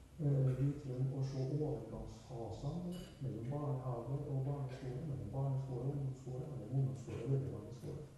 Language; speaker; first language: Norwegian; native; Norwegian